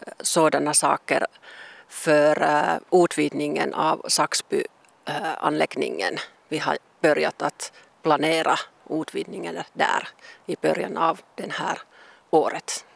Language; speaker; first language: Swedish; non-native, local second language; Finnish